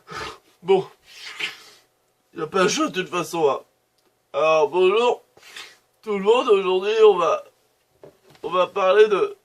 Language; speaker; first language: French; native; French